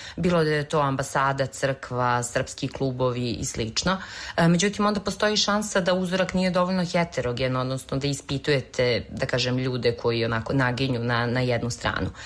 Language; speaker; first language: Serbian; native; Serbian